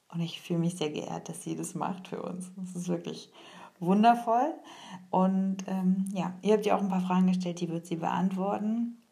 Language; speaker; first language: German; native; German